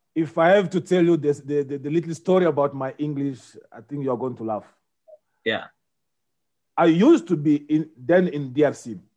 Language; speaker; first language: English; non-native, fluent; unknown